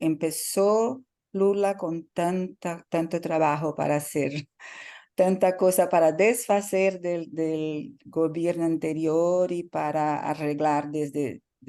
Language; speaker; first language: Spanish; non-native, fluent; Portuguese